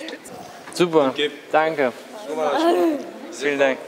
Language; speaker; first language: German; native; German